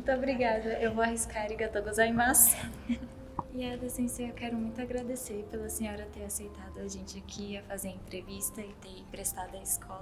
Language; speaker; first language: Portuguese; native; Portuguese